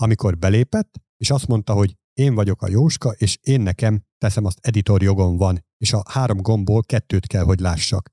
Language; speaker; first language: Hungarian; native; Hungarian